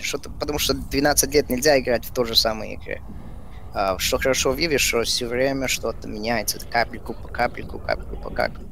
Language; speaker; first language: Russian; early bilingual, heritage; Russian